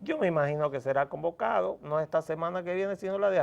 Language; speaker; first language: Spanish; native; Spanish